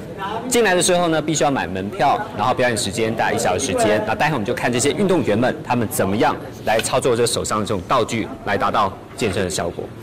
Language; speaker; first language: Chinese; native; Chinese